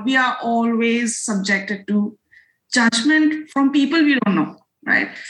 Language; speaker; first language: English; non-native, local second language; Bangla